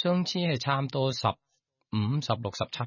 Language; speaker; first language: Cantonese; non-native, learner; Thai